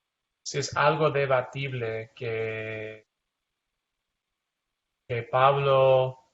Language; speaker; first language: Spanish; non-native, fluent; English